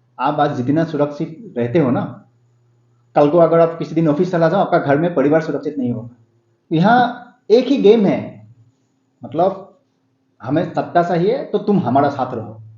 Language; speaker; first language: Hindi; non-native, local second language; Assamese